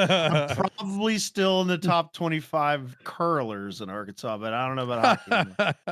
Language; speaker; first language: English; native; English